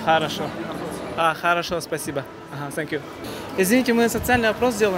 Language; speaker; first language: Russian; non-native, local second language; Yakut